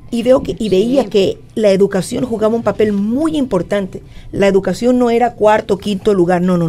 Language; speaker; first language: Spanish; native; Spanish